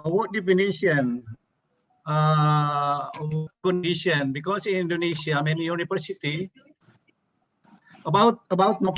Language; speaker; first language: English; non-native, learner; Indonesian